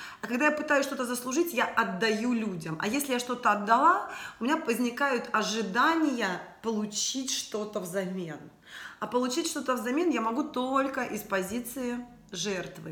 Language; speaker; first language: Russian; native; Russian